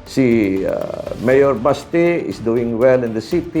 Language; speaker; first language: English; non-native, local second language; Cebuano